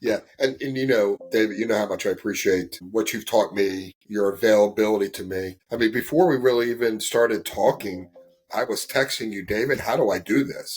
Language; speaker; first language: English; native; English